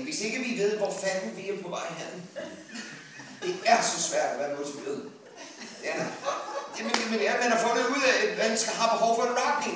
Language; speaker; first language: Danish; non-native, fluent; English